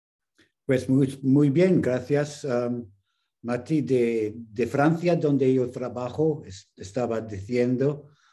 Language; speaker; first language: Spanish; non-native, fluent; English